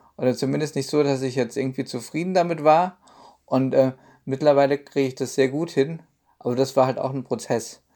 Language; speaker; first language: German; native; German